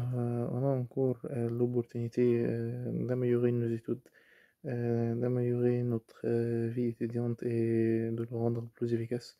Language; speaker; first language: French; non-native, fluent; Arabic